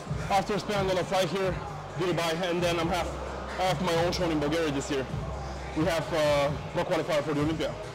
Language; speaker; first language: English; non-native, fluent; Bulgarian